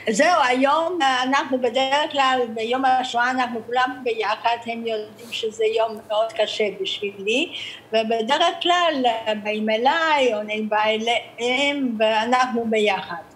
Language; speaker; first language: Hebrew; early bilingual, other home language; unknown